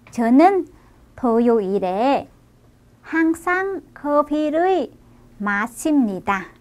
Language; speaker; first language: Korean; non-native, fluent; Vietnamese